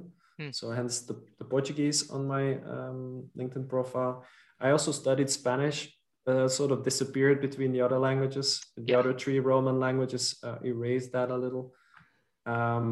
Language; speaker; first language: English; non-native, fluent; Dutch